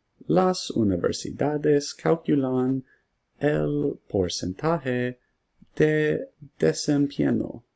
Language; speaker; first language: Spanish; non-native, learner; English